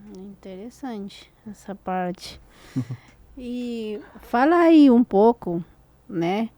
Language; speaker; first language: Portuguese; non-native, fluent; Spanish